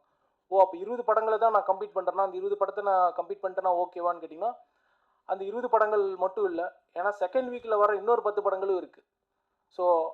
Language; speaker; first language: Tamil; native; Tamil